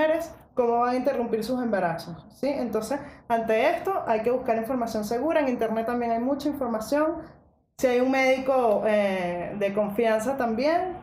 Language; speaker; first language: Spanish; native; Spanish